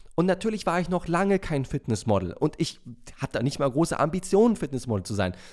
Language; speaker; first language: German; native; German